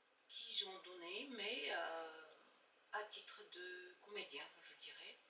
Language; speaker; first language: French; non-native, fluent; Bulgarian